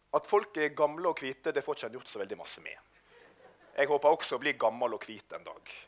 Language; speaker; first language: Norwegian; native; Norwegian